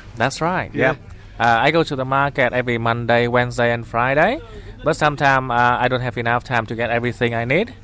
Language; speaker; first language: English; non-native, fluent; Vietnamese